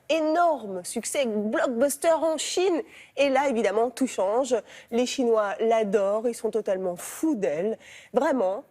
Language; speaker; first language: French; native; French